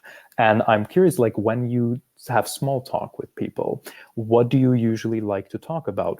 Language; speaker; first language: English; non-native, fluent; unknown